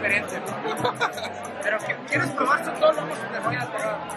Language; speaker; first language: Spanish; native; Spanish